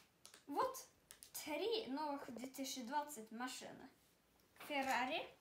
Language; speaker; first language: Russian; early bilingual, heritage; Russian